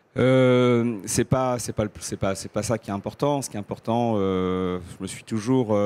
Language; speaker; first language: French; native; French